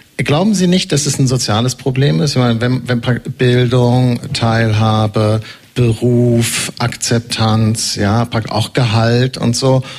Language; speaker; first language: German; native; German